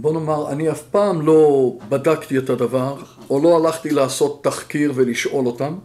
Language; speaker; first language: Hebrew; non-native, fluent; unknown